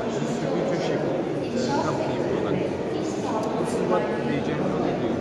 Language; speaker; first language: English; non-native, fluent; Turkish